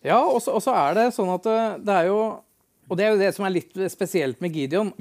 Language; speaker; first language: Norwegian; native; Norwegian